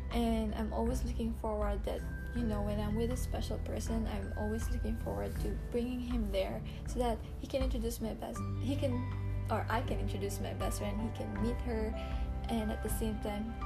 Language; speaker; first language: English; non-native, local second language; Bikol